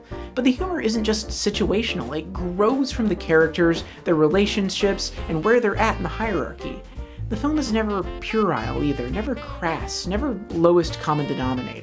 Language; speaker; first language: English; native; English